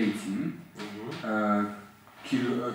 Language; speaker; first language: Hebrew; non-native, learner; Serbian